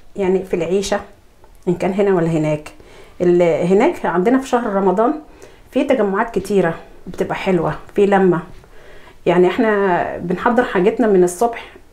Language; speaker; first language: Egyptian Arabic; non-native, local second language; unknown